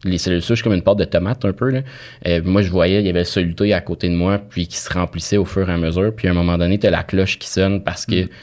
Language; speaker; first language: French; native; French